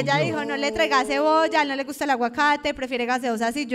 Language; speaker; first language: Spanish; native; Spanish